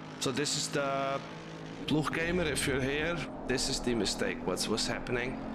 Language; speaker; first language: English; non-native, fluent; Dutch